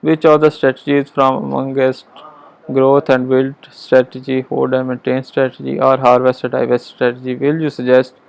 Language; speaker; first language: English; non-native, local second language; Urdu